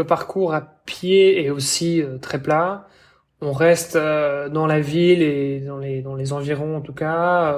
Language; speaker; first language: French; native; French